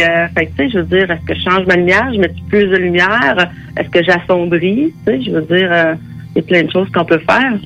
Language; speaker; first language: French; native; French